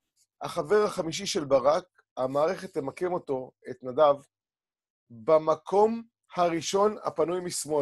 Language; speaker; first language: Hebrew; native; Hebrew